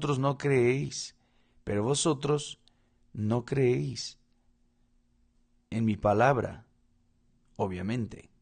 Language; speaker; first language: Spanish; non-native, fluent; Portuguese